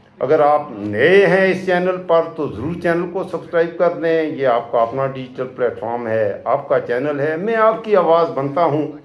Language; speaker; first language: Urdu; non-native, local second language; Pashto